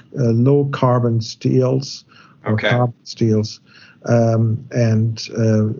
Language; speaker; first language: English; non-native, fluent; German